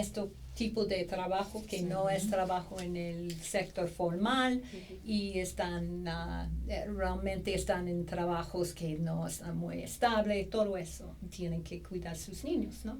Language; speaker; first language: Spanish; non-native, fluent; English